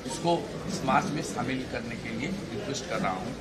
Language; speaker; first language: Hindi; non-native, local second language; Bangla